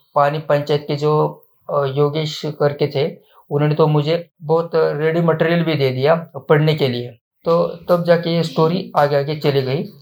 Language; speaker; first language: Hindi; non-native, local second language; Marathi